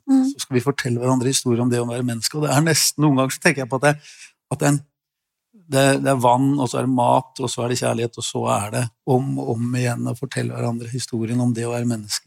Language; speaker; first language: Norwegian; native; Norwegian